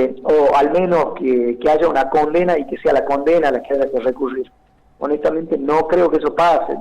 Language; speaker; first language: Spanish; native; Spanish